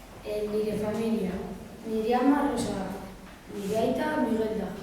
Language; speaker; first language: Basque; non-native, learner; Spanish